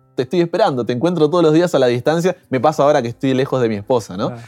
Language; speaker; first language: Spanish; native; Spanish